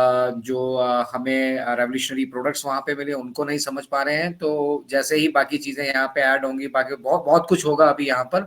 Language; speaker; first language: Hindi; native; Hindi